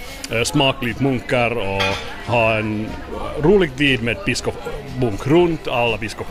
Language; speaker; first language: Swedish; non-native, learner; Finnish